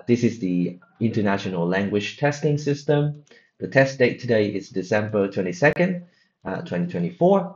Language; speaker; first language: English; non-native, fluent; Vietnamese